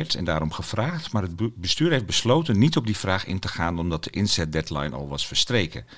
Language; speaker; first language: Dutch; native; Dutch